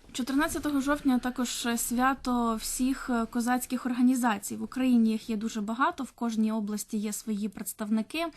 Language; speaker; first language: Ukrainian; native; Ukrainian